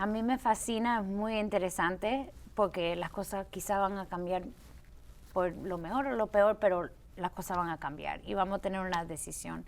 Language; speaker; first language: Spanish; early bilingual, heritage; Spanish